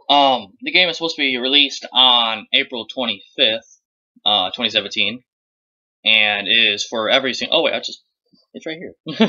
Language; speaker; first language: English; native; English